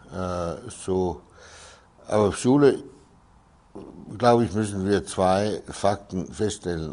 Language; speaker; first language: German; non-native, fluent; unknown